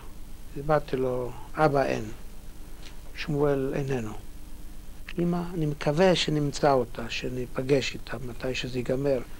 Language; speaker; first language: Hebrew; non-native, fluent; Polish